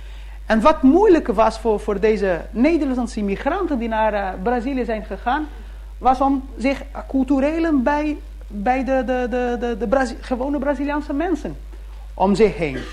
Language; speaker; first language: Dutch; early bilingual, heritage; Dutch